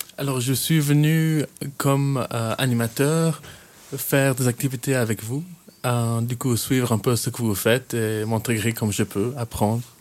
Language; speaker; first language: French; early bilingual, heritage; French